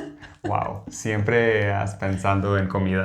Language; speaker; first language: Spanish; non-native, fluent; English